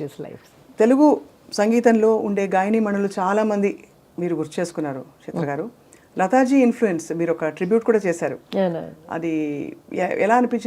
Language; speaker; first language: Telugu; native; Telugu